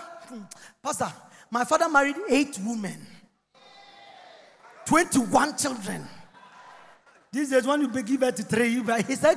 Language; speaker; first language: English; non-native, local second language; Akan